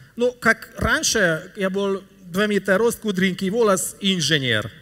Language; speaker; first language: Russian; non-native, learner; Hungarian